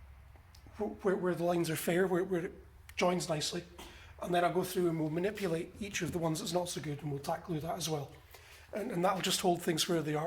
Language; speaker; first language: English; native; English